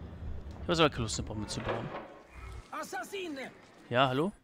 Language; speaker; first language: German; native; German